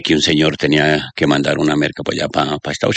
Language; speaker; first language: Spanish; native; Spanish